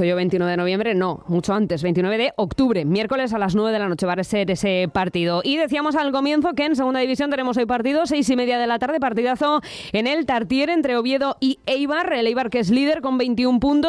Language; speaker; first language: Spanish; native; Spanish